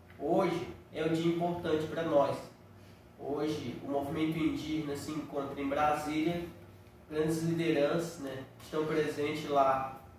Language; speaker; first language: Portuguese; non-native, local second language; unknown